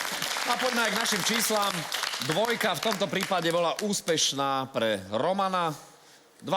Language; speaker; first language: Slovak; native; Slovak